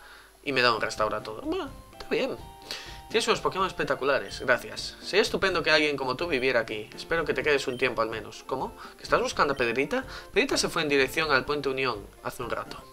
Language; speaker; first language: Spanish; native; Spanish